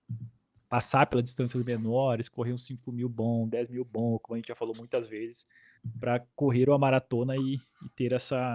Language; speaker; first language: Portuguese; native; Portuguese